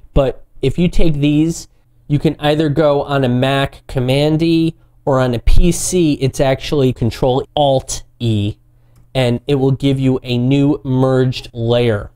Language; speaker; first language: English; native; English